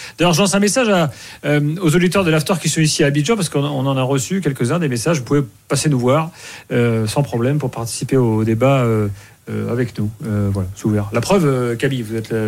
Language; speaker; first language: French; native; French